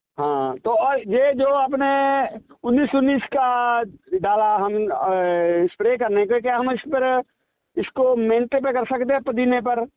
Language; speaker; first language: Hindi; non-native, local second language; Punjabi